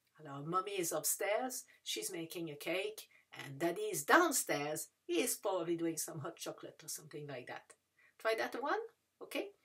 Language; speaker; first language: English; non-native, fluent; French